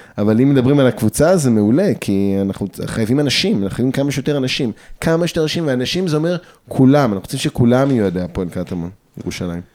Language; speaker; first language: Hebrew; early bilingual, other home language; English